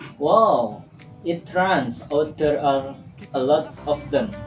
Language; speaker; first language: English; non-native, learner; Indonesian